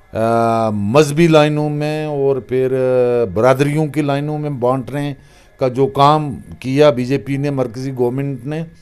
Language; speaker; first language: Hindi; non-native, local second language; Kashmiri